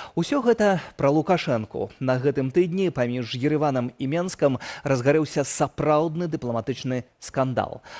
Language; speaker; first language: Belarusian; native; Belarusian